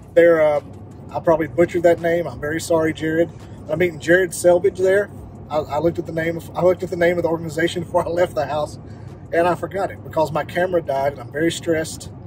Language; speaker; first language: English; native; English